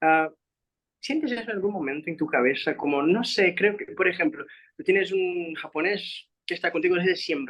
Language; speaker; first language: Spanish; non-native, fluent; Portuguese